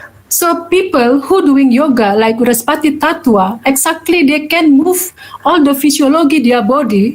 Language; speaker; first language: English; non-native, learner; Balinese